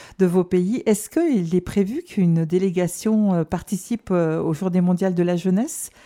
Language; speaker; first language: French; native; French